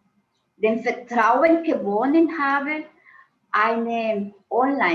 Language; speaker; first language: German; non-native, fluent; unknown